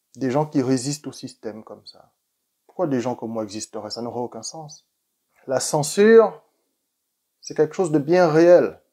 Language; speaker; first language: French; native; French